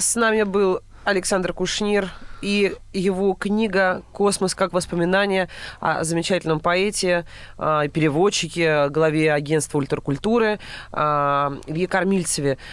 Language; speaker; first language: Russian; native; Russian